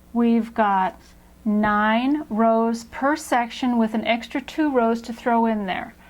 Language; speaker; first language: English; native; English